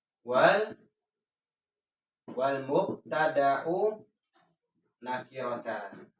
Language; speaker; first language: Arabic; non-native, fluent; Indonesian